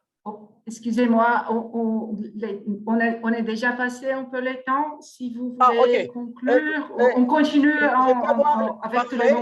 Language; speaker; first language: French; non-native, fluent; Portuguese